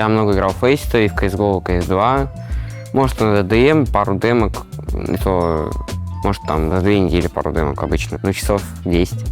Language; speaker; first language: Russian; native; Russian